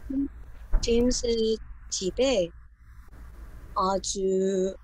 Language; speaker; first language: Korean; non-native, learner; Indonesian